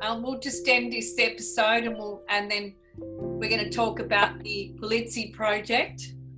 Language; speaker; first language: English; native; English